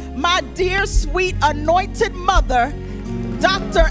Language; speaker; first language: English; native; English